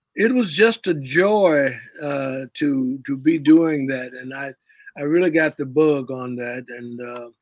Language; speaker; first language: English; native; English